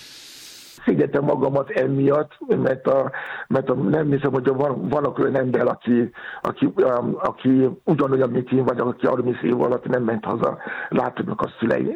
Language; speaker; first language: Hungarian; non-native, fluent; Yoruba